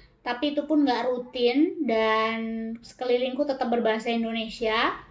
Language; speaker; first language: Indonesian; native; Indonesian